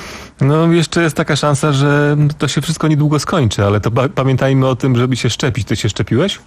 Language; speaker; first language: Polish; native; Polish